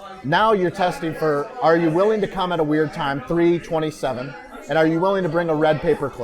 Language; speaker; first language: English; native; English